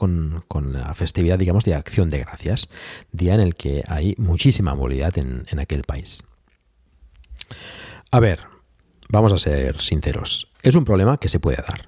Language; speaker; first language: Spanish; native; Spanish